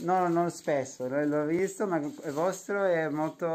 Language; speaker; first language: Italian; non-native, learner; English